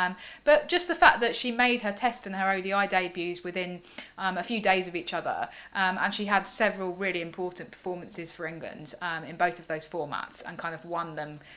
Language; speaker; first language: English; native; English